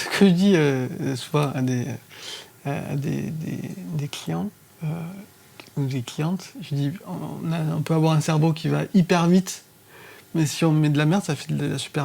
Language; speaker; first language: French; native; French